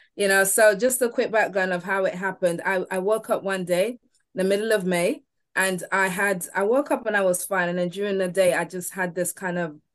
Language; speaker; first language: English; early bilingual, other home language; Yoruba